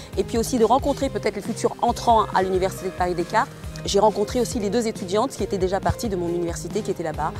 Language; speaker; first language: French; native; French